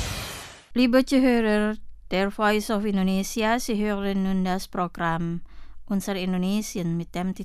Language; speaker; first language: German; non-native, fluent; Indonesian